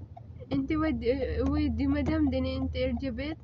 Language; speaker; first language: Arabic; non-native, learner; Filipino